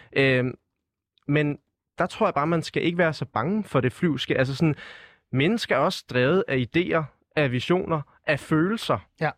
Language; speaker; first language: Danish; native; Danish